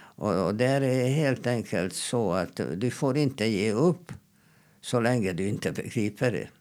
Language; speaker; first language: Swedish; non-native, fluent; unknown